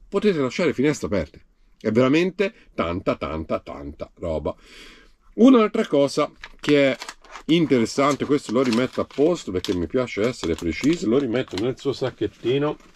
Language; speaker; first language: Italian; native; Italian